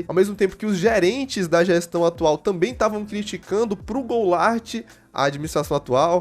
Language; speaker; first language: Portuguese; native; Portuguese